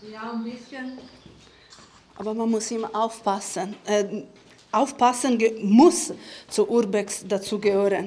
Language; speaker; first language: German; non-native, fluent; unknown